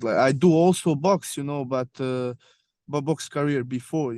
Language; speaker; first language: English; non-native, learner; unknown